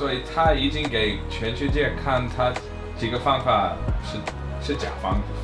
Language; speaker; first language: Chinese; non-native, fluent; English